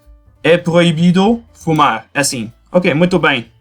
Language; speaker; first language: Portuguese; non-native, fluent; French